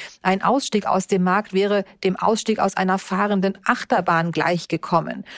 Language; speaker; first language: German; native; German